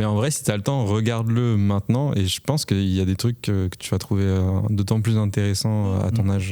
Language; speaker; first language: French; native; French